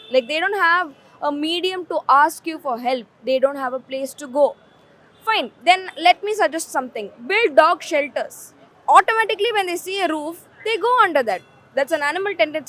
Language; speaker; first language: English; non-native, local second language; Tamil